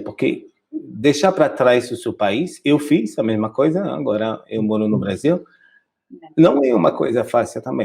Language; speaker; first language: Portuguese; non-native, fluent; French